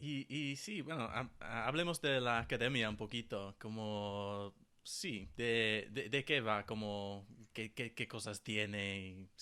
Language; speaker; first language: Spanish; non-native, fluent; English